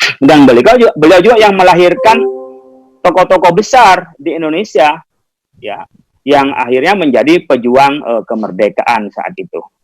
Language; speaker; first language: Indonesian; non-native, local second language; Madurese